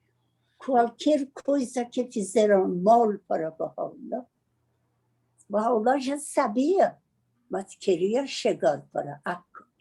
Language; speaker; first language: Portuguese; non-native, learner; Persian